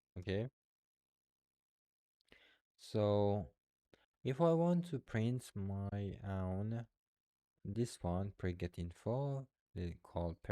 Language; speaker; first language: English; non-native, fluent; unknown